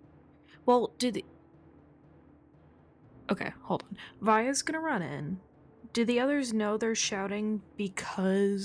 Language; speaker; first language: English; native; English